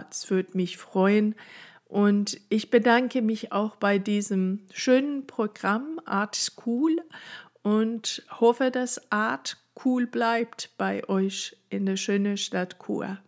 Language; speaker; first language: German; non-native, fluent; Persian